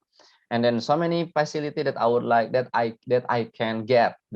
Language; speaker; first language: English; non-native, fluent; Indonesian